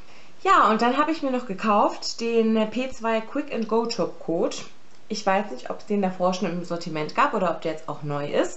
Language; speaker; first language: German; native; German